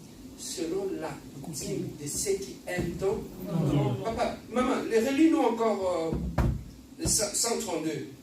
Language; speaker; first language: French; non-native, local second language; Lingala